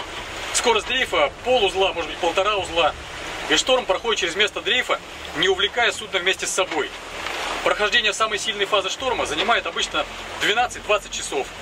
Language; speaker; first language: Russian; native; Russian